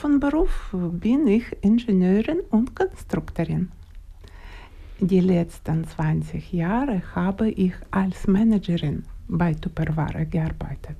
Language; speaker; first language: German; non-native, learner; Ukrainian